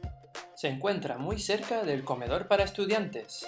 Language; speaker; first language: Spanish; native; Spanish